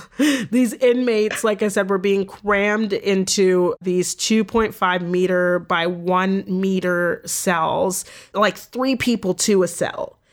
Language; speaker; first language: English; native; English